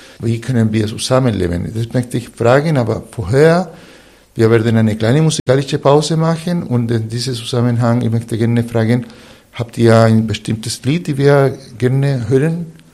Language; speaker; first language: German; non-native, fluent; Spanish